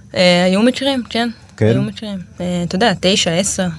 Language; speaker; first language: Hebrew; native; Hebrew